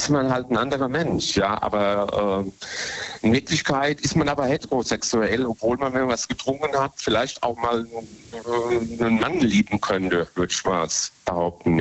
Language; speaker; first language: German; native; German